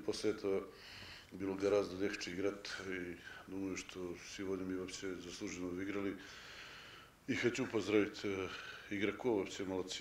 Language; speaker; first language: Russian; non-native, fluent; Serbian